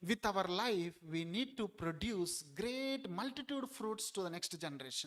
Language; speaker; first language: English; non-native, local second language; Telugu